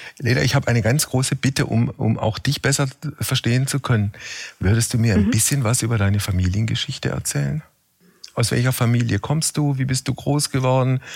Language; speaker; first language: German; native; German